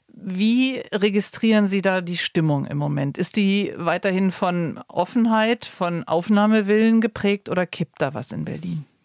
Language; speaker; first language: German; native; German